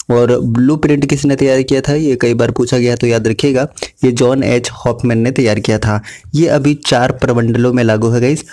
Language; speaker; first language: Hindi; native; Hindi